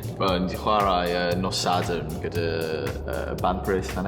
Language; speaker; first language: Welsh; non-native, local second language; English